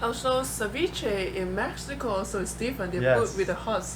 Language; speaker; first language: English; non-native, fluent; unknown